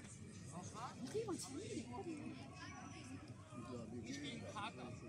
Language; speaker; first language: German; non-native, fluent; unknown